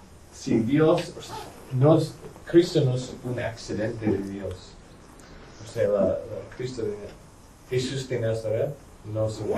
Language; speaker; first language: Spanish; non-native, learner; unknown